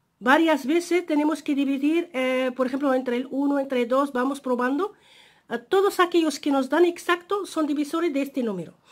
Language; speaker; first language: Spanish; non-native, fluent; Arabic